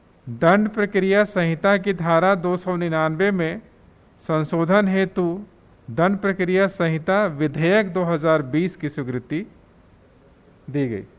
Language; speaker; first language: Hindi; native; Hindi